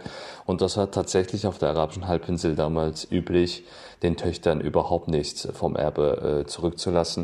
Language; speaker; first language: German; native; German